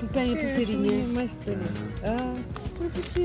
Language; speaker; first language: Portuguese; native; Portuguese